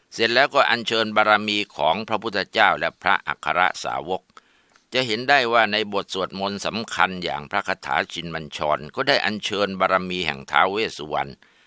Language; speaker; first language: Thai; native; Thai